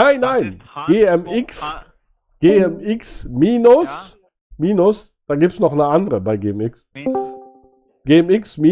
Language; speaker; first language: German; native; German